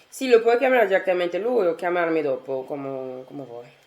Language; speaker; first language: Italian; non-native, learner; French